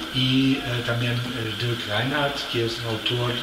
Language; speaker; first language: Spanish; non-native, fluent; German